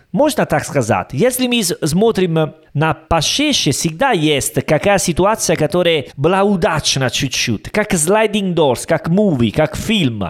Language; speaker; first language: Russian; non-native, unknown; Italian